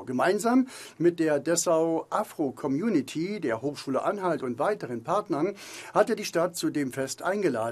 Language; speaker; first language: German; native; German